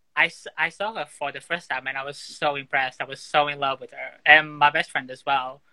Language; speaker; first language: English; non-native, fluent; Portuguese